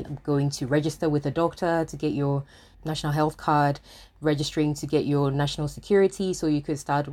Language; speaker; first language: English; non-native, local second language; Akan